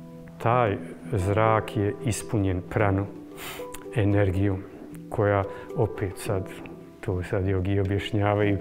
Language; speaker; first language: Bosnian; native; Bosnian